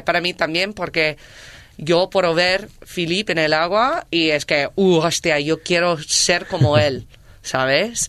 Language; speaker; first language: Spanish; non-native, learner; English